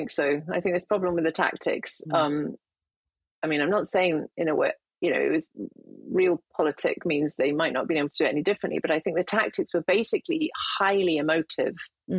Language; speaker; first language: English; native; English